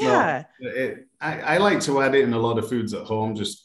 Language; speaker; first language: English; native; English